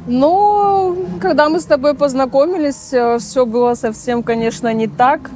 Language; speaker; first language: Russian; native; Russian